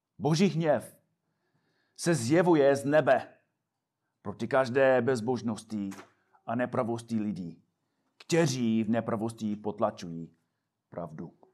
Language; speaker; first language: Czech; non-native, fluent; English